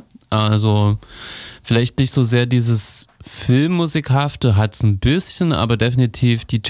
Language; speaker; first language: German; native; German